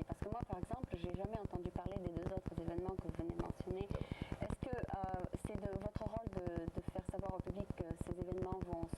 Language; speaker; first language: French; native; French